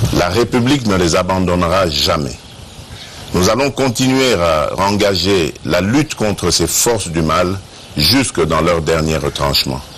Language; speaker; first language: French; non-native, local second language; Luba-Lulua